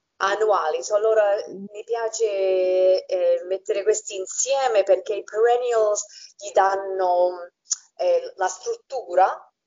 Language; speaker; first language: Italian; early bilingual, heritage; Italian